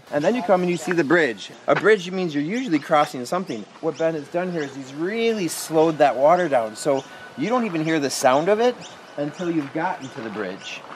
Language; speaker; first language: English; native; English